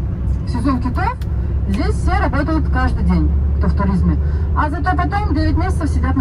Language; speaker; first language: Russian; native; Russian